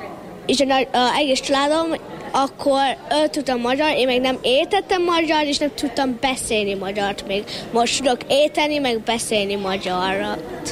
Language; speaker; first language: Hungarian; early bilingual, heritage; English